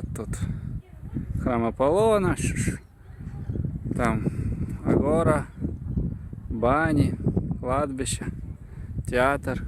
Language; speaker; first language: Russian; native; Russian